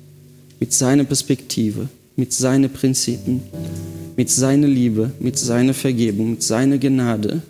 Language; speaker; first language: German; non-native, fluent; Portuguese